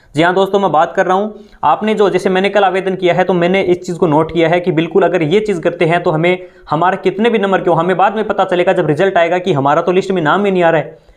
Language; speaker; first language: Hindi; native; Hindi